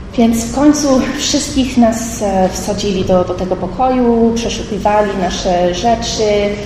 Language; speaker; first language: Polish; early bilingual, heritage; Polish